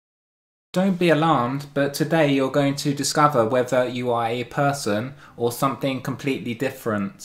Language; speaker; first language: English; native; English